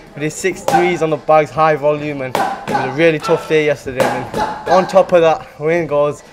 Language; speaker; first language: English; native; English